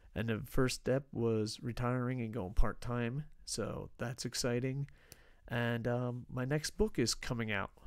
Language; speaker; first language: English; native; English